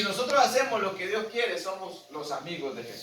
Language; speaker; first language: Spanish; native; Spanish